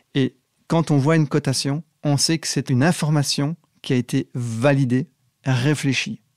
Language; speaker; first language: French; native; French